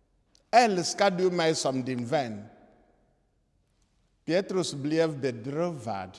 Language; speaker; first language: Swedish; non-native, fluent; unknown